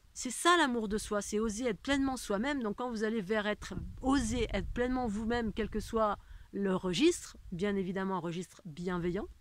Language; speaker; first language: French; native; French